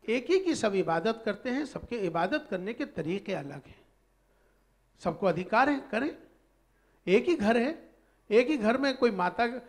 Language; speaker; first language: Hindi; native; Hindi